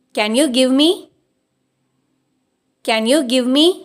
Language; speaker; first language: English; non-native, local second language; Tamil